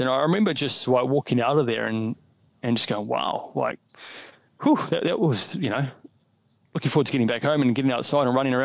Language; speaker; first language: English; native; English